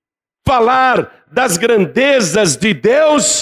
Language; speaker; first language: Portuguese; native; Portuguese